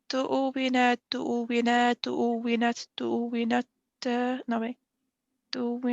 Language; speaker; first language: Arabic; non-native, learner; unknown